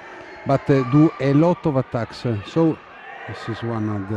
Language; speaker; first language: English; non-native, fluent; Italian